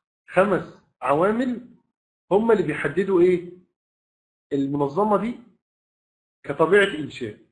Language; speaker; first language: Arabic; native; Arabic